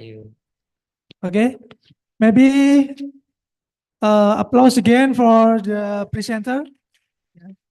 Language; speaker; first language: English; non-native, local second language; Indonesian